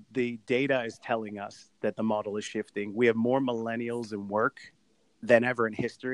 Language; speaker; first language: English; native; English